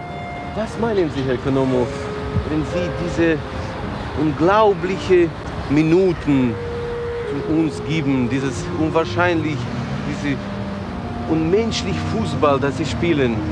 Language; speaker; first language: German; non-native, learner; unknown